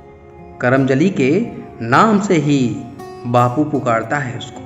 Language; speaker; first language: Hindi; native; Hindi